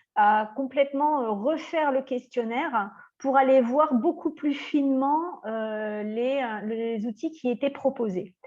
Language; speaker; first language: French; native; French